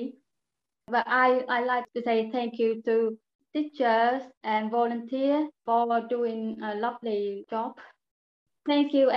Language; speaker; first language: English; non-native, learner; Vietnamese